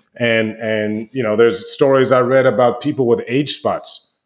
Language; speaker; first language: English; native; English